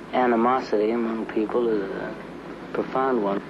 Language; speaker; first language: English; native; English